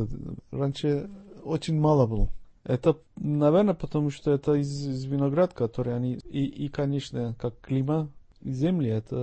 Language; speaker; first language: Russian; non-native, learner; Turkish